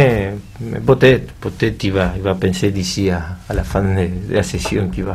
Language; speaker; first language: French; non-native, learner; Spanish